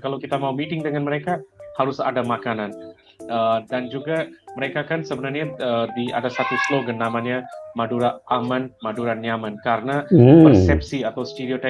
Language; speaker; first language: Indonesian; non-native, fluent; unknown